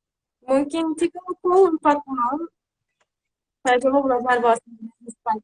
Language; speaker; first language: Indonesian; non-native, learner; Turkish